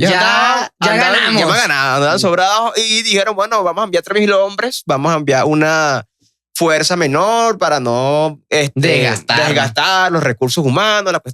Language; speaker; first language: Spanish; native; Spanish